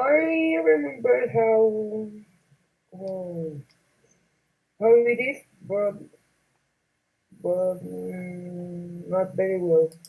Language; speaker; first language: English; non-native, learner; Spanish